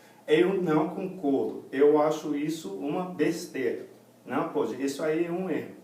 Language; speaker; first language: Portuguese; non-native, fluent; English